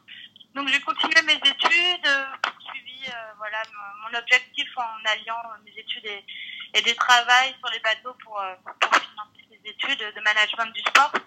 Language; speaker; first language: French; native; French